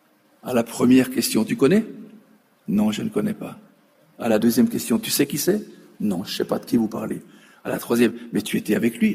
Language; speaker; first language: French; native; French